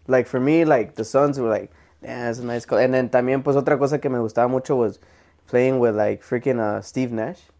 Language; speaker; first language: English; early bilingual, other home language; Spanish